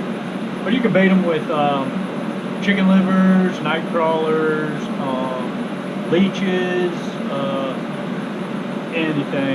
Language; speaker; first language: English; native; English